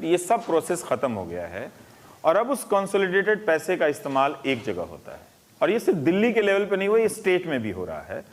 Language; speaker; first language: Hindi; native; Hindi